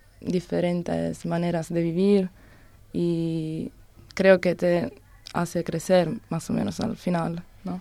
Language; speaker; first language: Spanish; non-native, learner; Italian